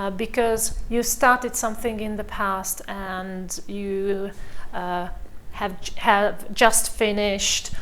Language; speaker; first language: English; non-native, fluent; Hungarian